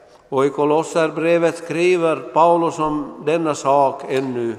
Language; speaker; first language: Swedish; non-native, local second language; Finnish